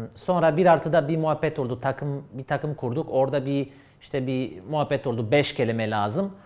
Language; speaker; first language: Turkish; non-native, fluent; French